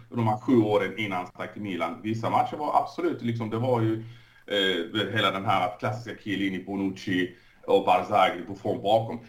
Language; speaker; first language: Swedish; early bilingual, other home language; Persian